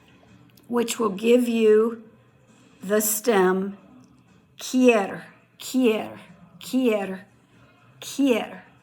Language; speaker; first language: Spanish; non-native, fluent; English